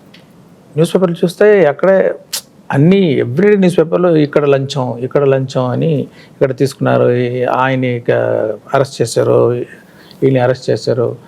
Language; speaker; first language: Telugu; non-native, local second language; Tamil